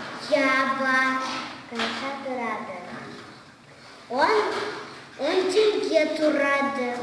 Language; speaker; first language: Kazakh; non-native, local second language; Russian